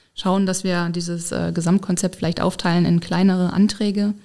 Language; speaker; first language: German; native; German